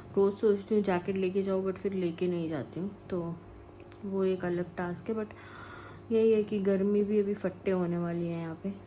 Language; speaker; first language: Hindi; non-native, local second language; Malayalam